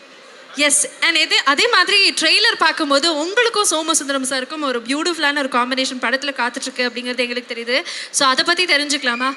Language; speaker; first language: Tamil; native; Tamil